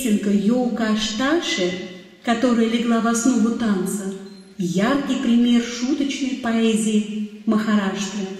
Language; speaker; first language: Russian; native; Russian